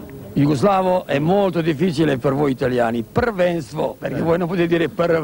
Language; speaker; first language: Italian; non-native, fluent; Serbian